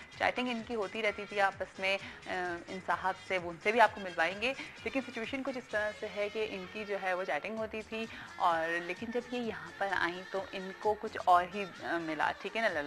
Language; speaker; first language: Urdu; native; Urdu